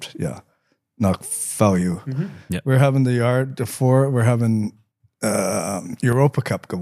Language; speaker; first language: German; non-native, learner; English